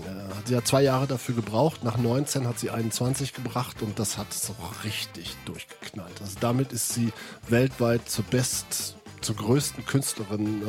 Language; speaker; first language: German; native; German